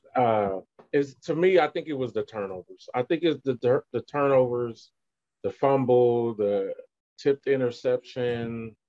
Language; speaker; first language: English; native; English